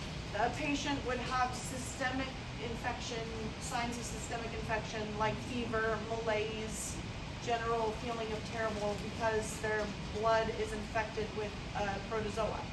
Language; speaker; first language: English; native; English